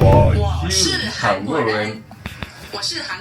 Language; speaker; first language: Chinese; non-native, learner; Korean